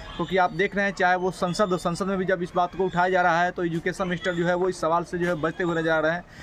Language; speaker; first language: Hindi; native; Hindi